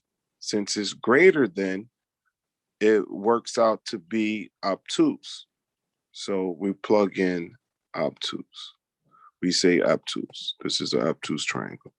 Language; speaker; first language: English; native; English